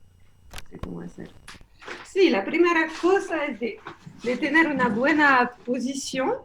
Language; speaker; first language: Spanish; non-native, learner; French